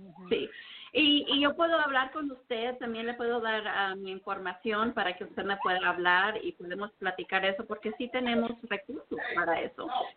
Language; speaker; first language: Spanish; early bilingual, heritage; Spanish